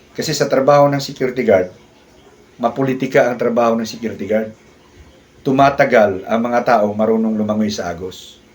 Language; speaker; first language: Filipino; non-native, local second language; Cebuano